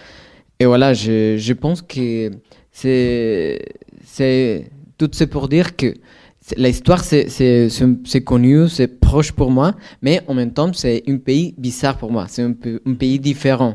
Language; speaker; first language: French; non-native, fluent; Spanish